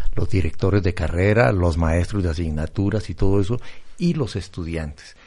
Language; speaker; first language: Spanish; native; Spanish